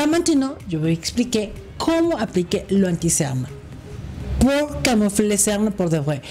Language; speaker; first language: French; non-native, fluent; Spanish